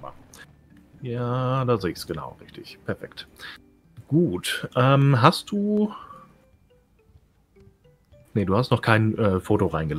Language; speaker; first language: German; native; German